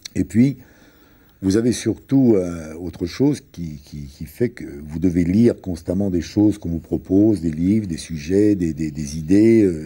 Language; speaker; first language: French; early bilingual, other home language; Italian